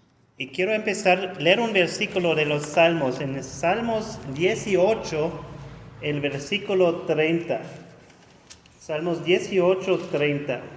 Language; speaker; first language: Spanish; non-native, fluent; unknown